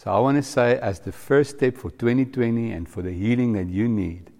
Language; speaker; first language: English; non-native, local second language; Afrikaans